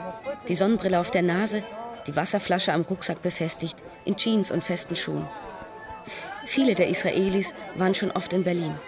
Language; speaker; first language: German; native; German